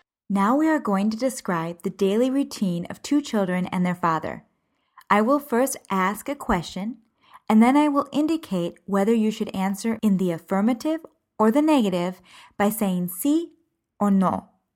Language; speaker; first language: English; native; English